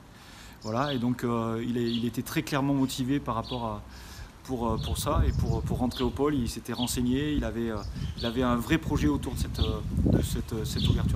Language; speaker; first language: French; native; French